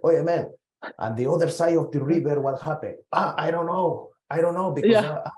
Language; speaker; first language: English; non-native, learner; Spanish